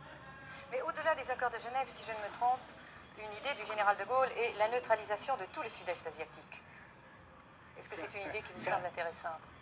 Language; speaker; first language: French; native; French